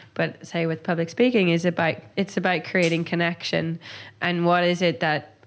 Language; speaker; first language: English; native; English